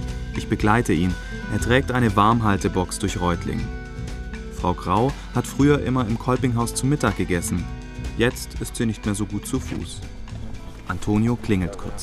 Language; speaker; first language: German; native; German